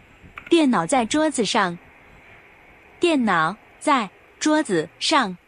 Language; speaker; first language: Chinese; non-native, learner; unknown